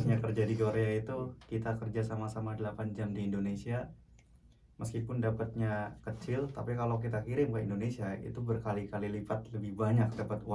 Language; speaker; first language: Indonesian; native; Indonesian